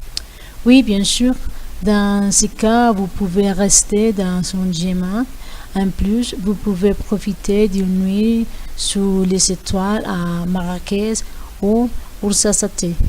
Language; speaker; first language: French; non-native, learner; Spanish